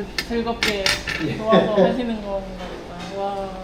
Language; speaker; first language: Korean; non-native, fluent; Japanese